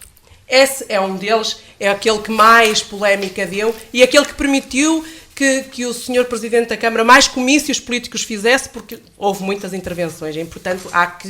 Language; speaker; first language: Portuguese; native; Portuguese